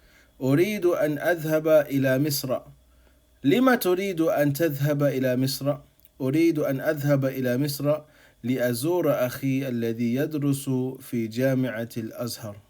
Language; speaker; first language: Arabic; non-native, fluent; English